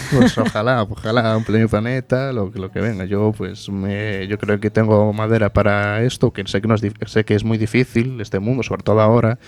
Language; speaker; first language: Spanish; native; Spanish